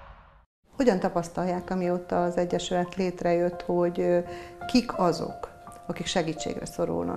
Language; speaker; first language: Hungarian; native; Hungarian